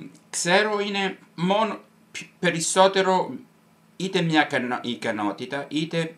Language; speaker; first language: Greek; non-native, fluent; Italian